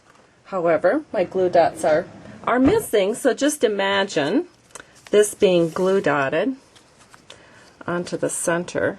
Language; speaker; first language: English; native; English